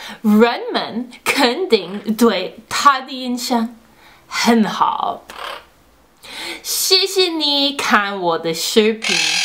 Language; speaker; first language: Chinese; non-native, learner; English